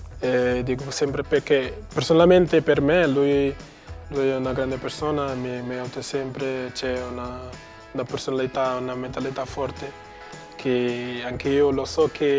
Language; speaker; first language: Italian; non-native, learner; Portuguese